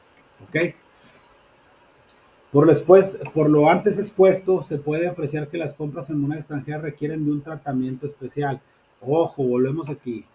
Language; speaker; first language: Spanish; native; Spanish